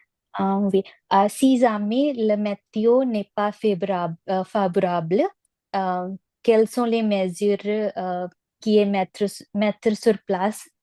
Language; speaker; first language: French; non-native, learner; Punjabi